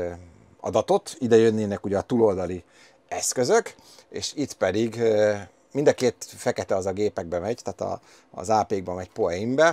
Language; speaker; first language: Hungarian; native; Hungarian